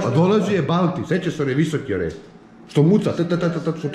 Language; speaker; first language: Serbian; native; Serbian